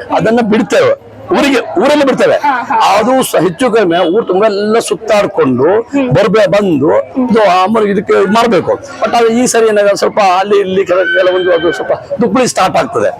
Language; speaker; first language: Kannada; native; Kannada